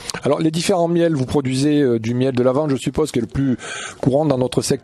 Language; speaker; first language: French; native; French